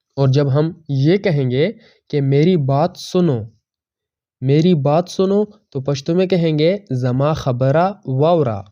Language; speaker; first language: Urdu; non-native, local second language; Pashto